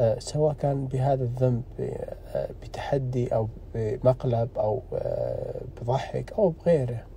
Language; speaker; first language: Arabic; native; Arabic